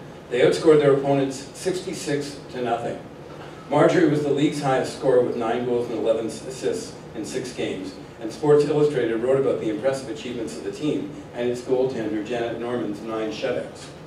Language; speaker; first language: English; native; English